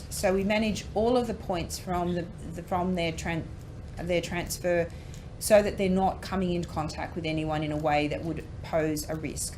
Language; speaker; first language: English; native; English